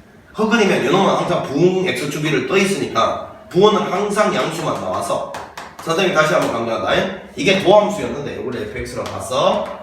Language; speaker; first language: Korean; native; Korean